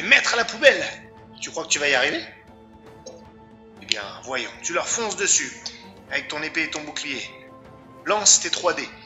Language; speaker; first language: French; native; French